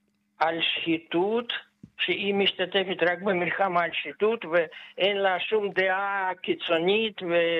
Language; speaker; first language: Hebrew; non-native, fluent; Russian